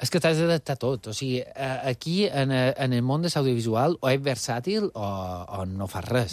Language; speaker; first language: Catalan; native; Catalan